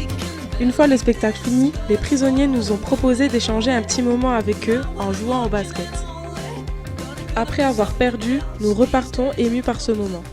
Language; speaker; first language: French; native; French